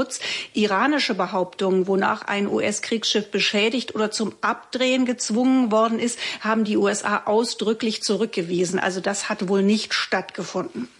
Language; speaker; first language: German; native; German